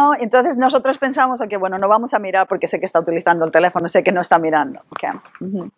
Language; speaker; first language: Spanish; native; Spanish